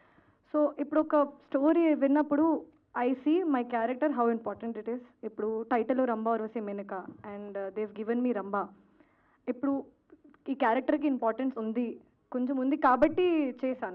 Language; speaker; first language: Telugu; non-native, learner; Hindi